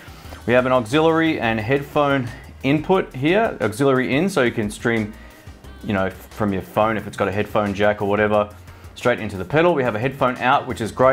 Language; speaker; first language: English; native; English